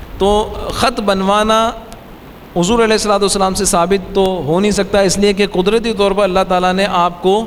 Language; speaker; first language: Urdu; native; Urdu